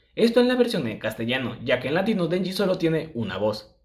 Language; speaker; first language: Spanish; native; Spanish